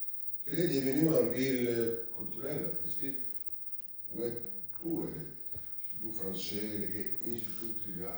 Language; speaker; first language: French; non-native, learner; Italian